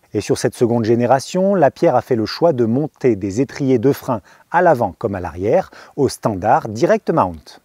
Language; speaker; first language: French; native; French